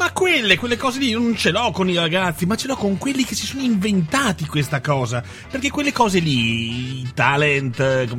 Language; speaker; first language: Italian; native; Italian